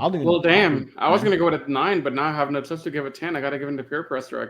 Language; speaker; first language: English; native; English